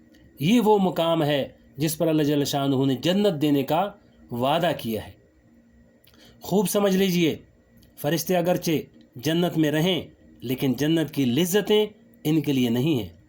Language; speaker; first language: Urdu; native; Urdu